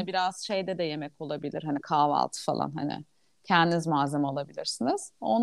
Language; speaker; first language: Turkish; native; Turkish